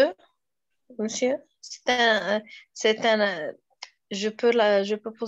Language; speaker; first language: French; non-native, learner; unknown